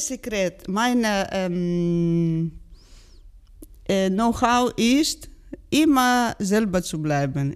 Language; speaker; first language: German; non-native, learner; Georgian